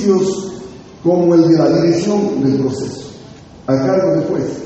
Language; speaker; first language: Spanish; native; Spanish